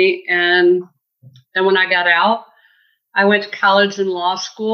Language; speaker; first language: English; native; English